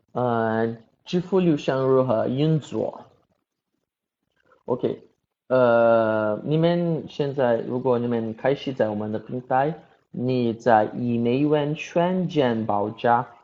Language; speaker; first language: Chinese; non-native, learner; Portuguese